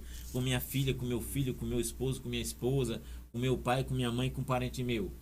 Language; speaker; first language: Portuguese; native; Portuguese